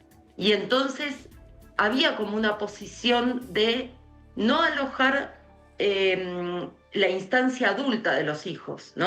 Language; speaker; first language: Spanish; native; Spanish